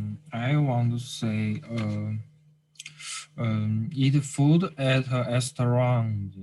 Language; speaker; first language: English; non-native, learner; Chinese